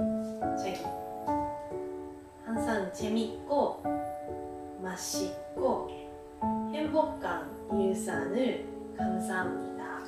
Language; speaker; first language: Korean; non-native, learner; Japanese